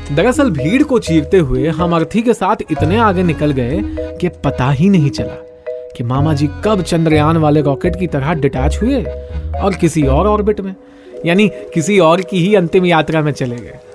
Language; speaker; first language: Hindi; native; Hindi